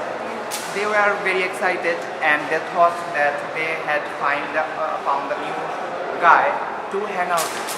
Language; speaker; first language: English; non-native, local second language; Bangla